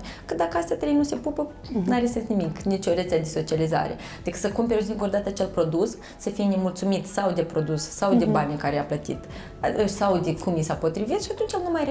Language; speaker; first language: Romanian; native; Romanian